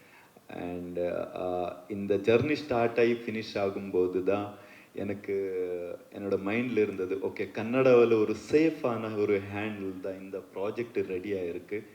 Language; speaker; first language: Tamil; non-native, learner; Kannada